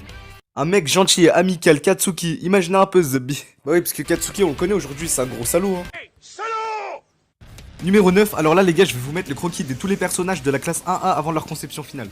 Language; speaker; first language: French; native; French